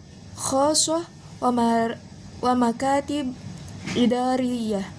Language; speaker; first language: Arabic; non-native, learner; Indonesian